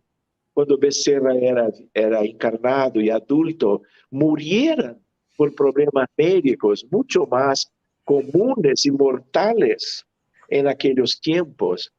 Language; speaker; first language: Spanish; non-native, fluent; Portuguese